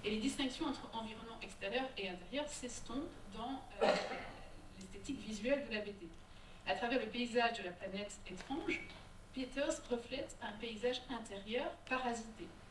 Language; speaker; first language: French; native; French